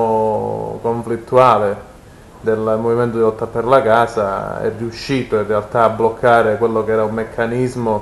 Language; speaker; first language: Italian; native; Italian